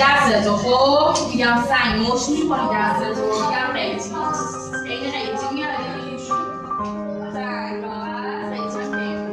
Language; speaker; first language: Persian; native; Persian